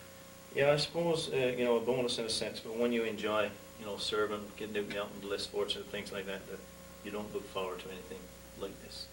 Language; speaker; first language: English; native; English